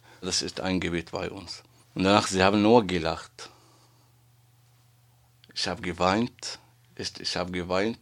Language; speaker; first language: German; non-native, learner; Arabic